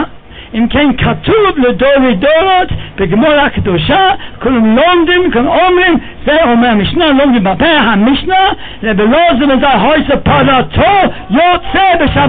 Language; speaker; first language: Hebrew; non-native, fluent; English